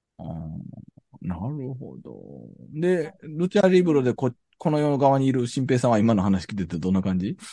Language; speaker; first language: Japanese; native; Japanese